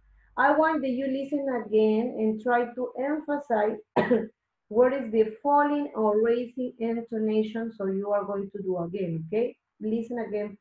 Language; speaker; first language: English; non-native, learner; Spanish